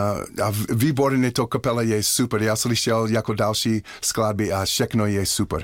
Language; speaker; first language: Czech; non-native, learner; English